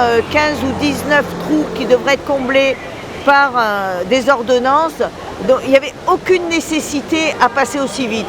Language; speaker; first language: French; native; French